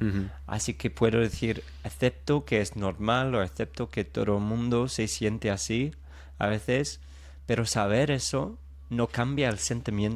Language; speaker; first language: Spanish; non-native, fluent; English